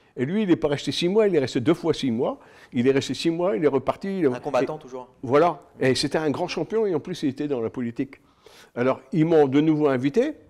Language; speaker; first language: French; native; French